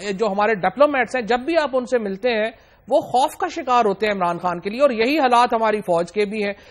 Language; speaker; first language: Urdu; native; Urdu